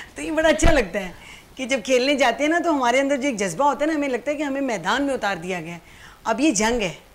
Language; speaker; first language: Urdu; native; Urdu